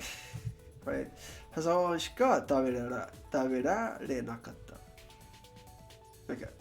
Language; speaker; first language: Japanese; non-native, learner; Spanish